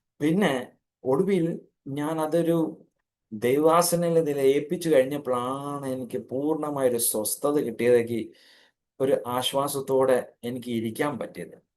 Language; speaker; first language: Malayalam; native; Malayalam